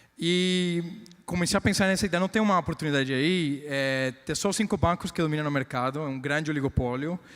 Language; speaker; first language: Portuguese; non-native, fluent; Spanish